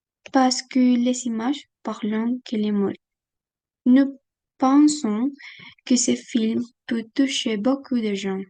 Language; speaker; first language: French; non-native, fluent; Spanish